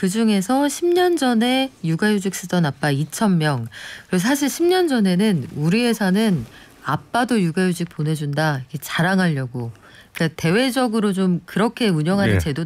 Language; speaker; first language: Korean; native; Korean